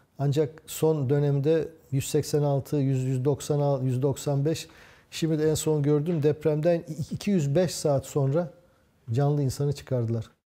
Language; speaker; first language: Turkish; native; Turkish